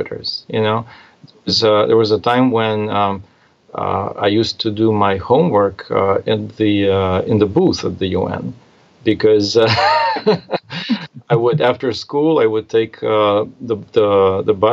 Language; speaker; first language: English; non-native, fluent; Russian